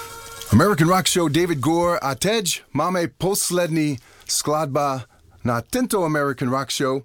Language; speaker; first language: Czech; non-native, learner; English